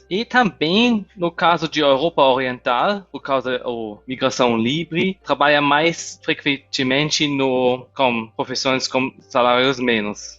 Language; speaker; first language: Portuguese; non-native, fluent; German